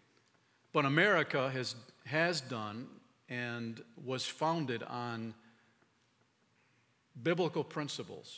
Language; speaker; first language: English; native; English